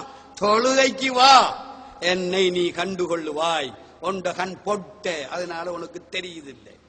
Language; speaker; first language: Tamil; native; Tamil